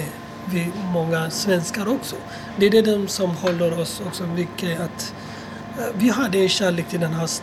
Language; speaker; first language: Swedish; non-native, fluent; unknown